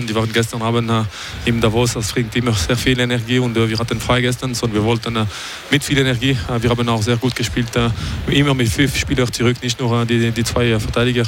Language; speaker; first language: German; non-native, local second language; French